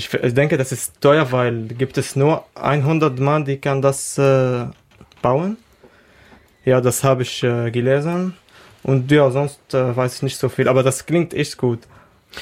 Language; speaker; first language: German; non-native, learner; Arabic